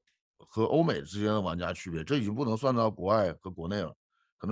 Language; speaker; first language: Chinese; native; Chinese